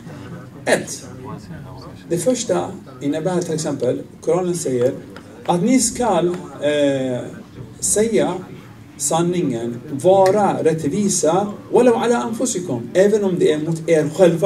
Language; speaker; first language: Swedish; non-native, fluent; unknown